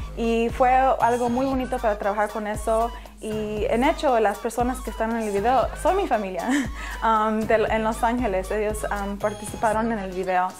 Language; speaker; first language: Spanish; early bilingual, heritage; English